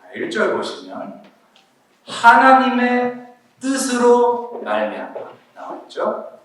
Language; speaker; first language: Korean; early bilingual, heritage; Korean